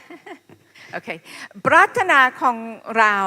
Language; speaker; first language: Thai; non-native, fluent; English